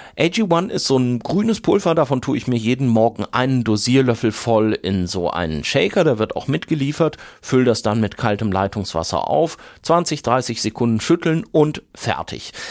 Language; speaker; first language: German; native; German